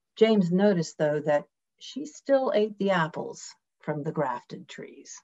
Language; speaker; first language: English; native; English